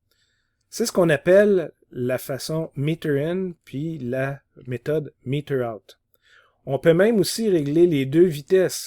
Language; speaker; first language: French; native; French